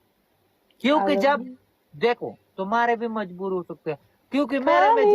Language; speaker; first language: Hindi; non-native, fluent; Pashto